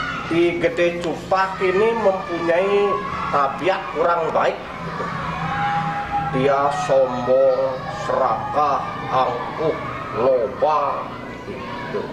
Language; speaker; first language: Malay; non-native, local second language; Balinese